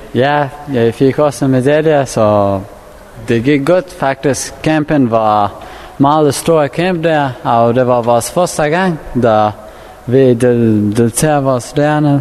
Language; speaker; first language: Danish; non-native, fluent; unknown